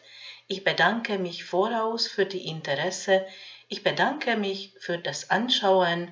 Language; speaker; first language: German; non-native, fluent; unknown